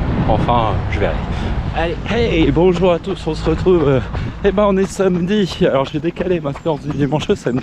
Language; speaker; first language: French; native; French